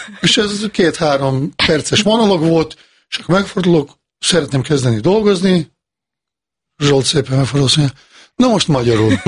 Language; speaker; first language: Hungarian; non-native, fluent; Bosnian